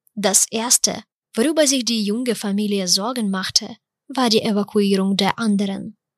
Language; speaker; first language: German; non-native, fluent; Ukrainian